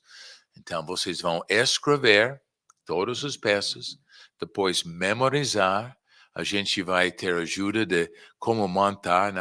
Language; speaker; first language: Portuguese; non-native, fluent; English